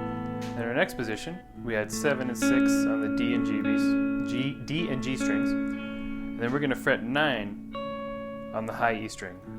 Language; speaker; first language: English; native; English